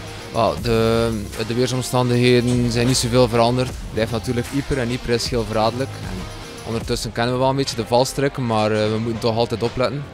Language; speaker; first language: Dutch; native; Dutch